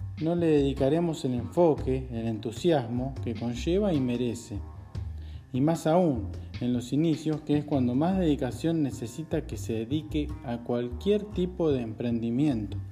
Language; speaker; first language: Spanish; native; Spanish